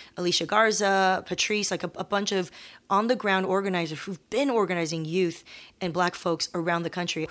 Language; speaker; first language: English; early bilingual, other home language; Chinese